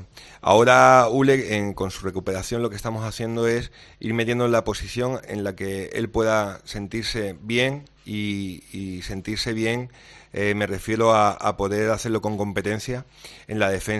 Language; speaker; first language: Spanish; native; Spanish